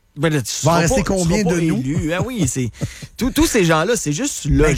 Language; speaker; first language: French; native; French